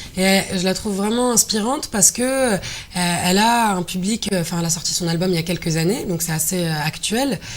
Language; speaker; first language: French; non-native, local second language; Arabic